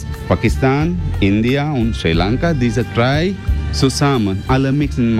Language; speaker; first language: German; non-native, learner; Sinhala